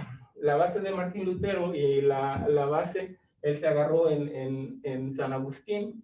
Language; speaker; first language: Spanish; early bilingual, other home language; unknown